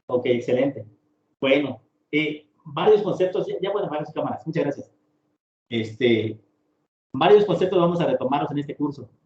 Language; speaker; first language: Spanish; native; Spanish